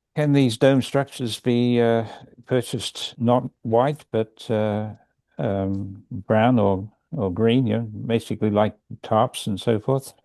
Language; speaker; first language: English; native; English